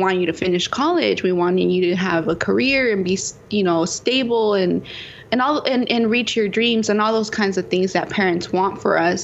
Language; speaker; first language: English; early bilingual, other home language; Spanish